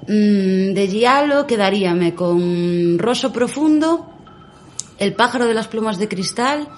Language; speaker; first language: Spanish; native; Spanish